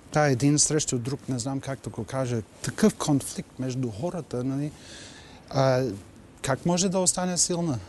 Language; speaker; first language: Bulgarian; non-native, fluent; English